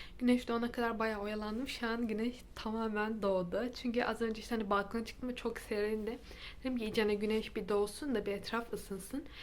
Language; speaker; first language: Turkish; native; Turkish